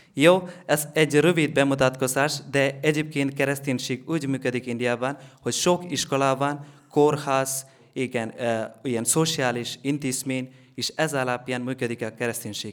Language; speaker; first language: Hungarian; non-native, learner; Malayalam